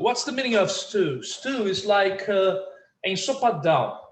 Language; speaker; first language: English; non-native, fluent; Portuguese